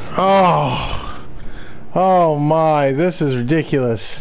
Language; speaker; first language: English; native; English